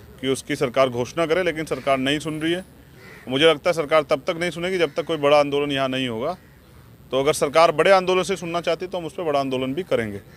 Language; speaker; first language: Hindi; native; Hindi